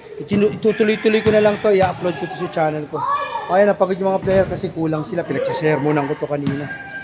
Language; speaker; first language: Filipino; native; Filipino